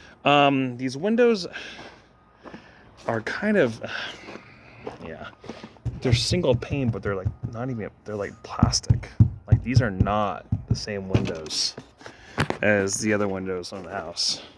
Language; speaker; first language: English; native; English